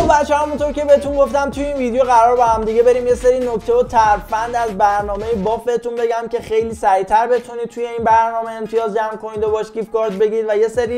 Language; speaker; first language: Persian; native; Persian